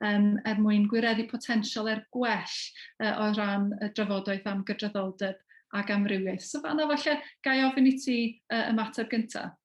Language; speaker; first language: Welsh; native; Welsh